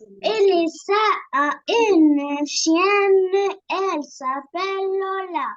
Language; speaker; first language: French; non-native, learner; Arabic